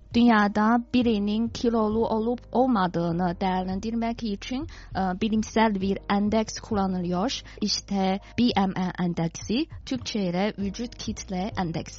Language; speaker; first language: Turkish; non-native, fluent; Chinese